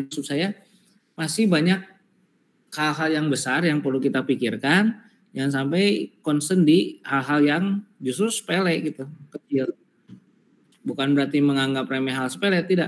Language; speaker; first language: Indonesian; native; Indonesian